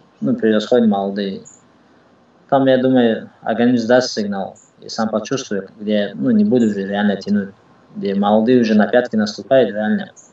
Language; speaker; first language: Russian; non-native, local second language; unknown